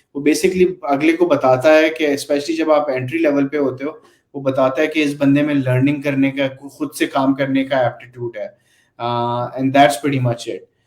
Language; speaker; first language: Urdu; native; Urdu